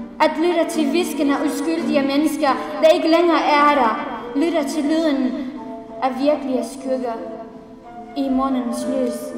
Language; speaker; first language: Danish; non-native, fluent; Central Kurdish